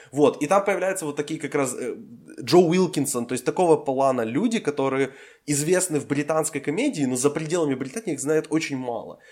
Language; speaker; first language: Russian; native; Russian